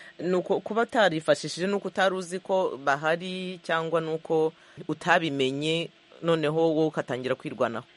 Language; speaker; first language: Kinyarwanda; native; Kinyarwanda